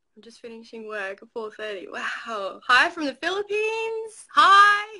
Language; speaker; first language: English; native; English